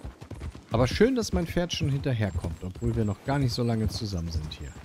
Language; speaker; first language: German; native; German